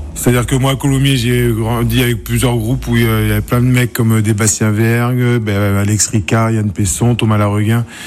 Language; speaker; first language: French; native; French